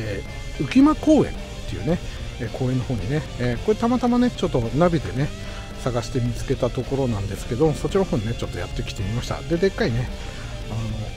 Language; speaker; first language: Japanese; native; Japanese